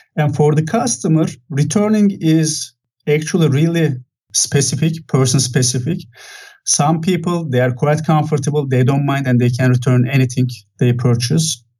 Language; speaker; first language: English; non-native, fluent; Turkish